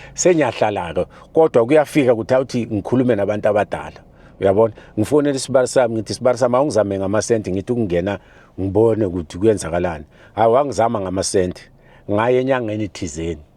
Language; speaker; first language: Zulu; native; Zulu